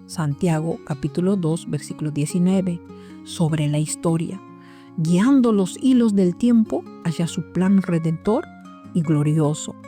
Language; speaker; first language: Spanish; native; Spanish